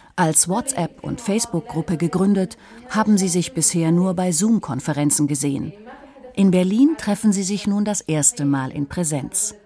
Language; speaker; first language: German; native; German